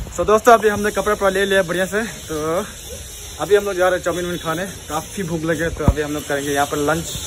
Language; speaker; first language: Hindi; non-native, local second language; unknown